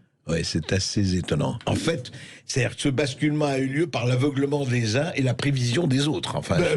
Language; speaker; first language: French; native; French